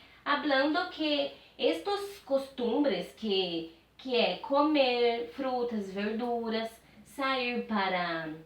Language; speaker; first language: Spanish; non-native, fluent; Portuguese